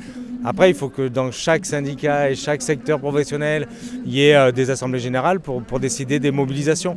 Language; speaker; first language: French; native; French